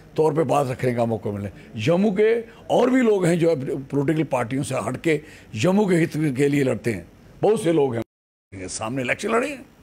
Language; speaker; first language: Hindi; native; Hindi